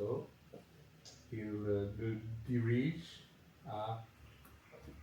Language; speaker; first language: French; non-native, learner; English